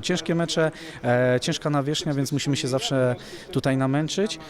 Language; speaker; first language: Polish; native; Polish